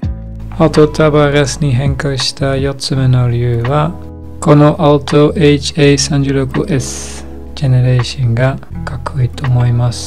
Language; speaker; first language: Japanese; non-native, fluent; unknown